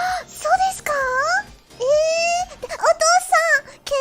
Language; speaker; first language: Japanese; non-native, learner; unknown